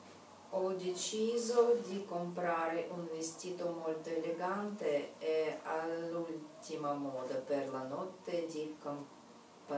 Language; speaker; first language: Italian; non-native, learner; Russian